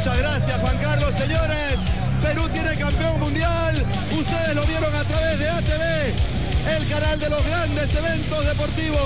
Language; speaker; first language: Spanish; native; Spanish